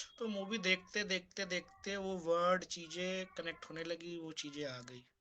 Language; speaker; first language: Hindi; native; Hindi